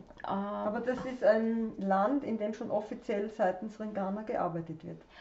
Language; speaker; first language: German; native; German